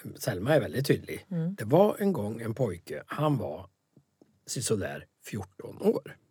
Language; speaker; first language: Swedish; native; Swedish